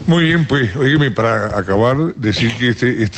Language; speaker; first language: Spanish; native; Spanish